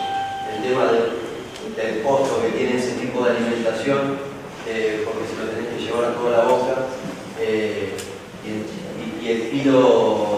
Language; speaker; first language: Spanish; native; Spanish